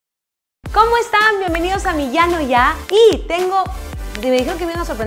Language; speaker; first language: Spanish; native; Spanish